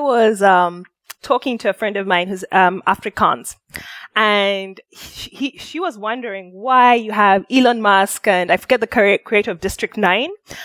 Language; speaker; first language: English; native; English